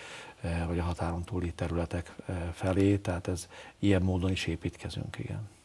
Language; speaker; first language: Hungarian; native; Hungarian